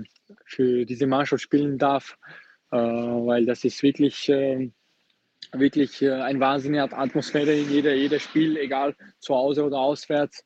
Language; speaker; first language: German; non-native, fluent; Georgian